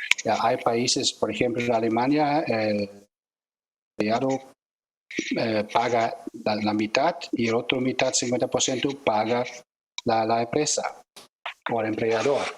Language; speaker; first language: Spanish; non-native, fluent; German